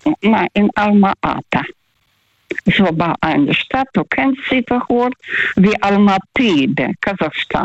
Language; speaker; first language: German; non-native, fluent; Russian